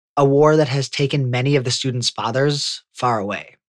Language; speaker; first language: English; native; English